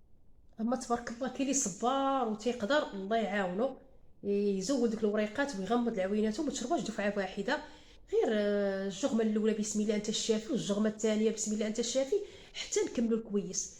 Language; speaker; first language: Arabic; native; Arabic